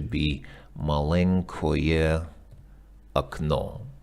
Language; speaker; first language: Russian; non-native, fluent; English